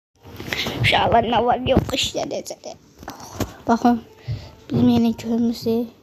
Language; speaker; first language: Turkish; non-native, learner; Azerbaijani